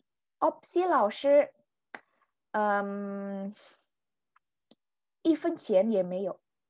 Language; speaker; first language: Chinese; non-native, fluent; Indonesian